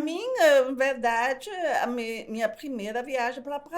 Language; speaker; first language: Portuguese; non-native, fluent; German